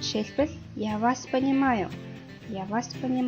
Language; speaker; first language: Russian; non-native, learner; Mongolian